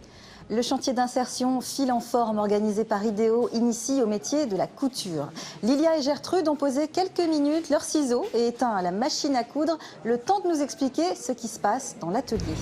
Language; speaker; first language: French; native; French